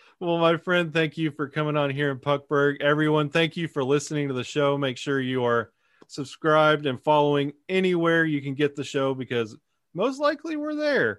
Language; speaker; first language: English; native; English